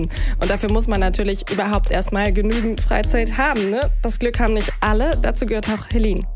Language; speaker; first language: German; native; German